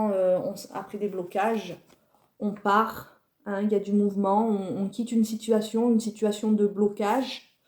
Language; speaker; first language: French; native; French